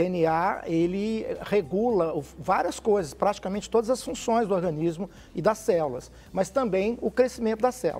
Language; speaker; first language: Portuguese; native; Portuguese